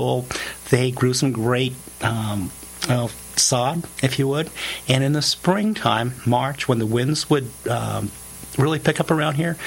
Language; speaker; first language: English; native; English